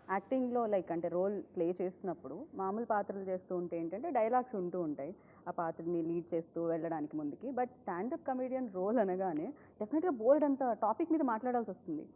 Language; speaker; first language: Telugu; native; Telugu